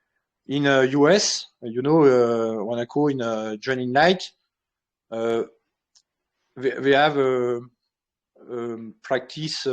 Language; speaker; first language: English; non-native, learner; French